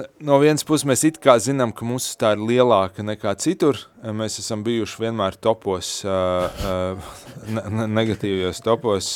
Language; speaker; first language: Latvian; native; Latvian